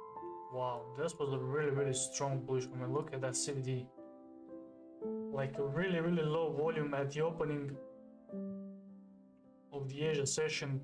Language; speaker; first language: English; non-native, fluent; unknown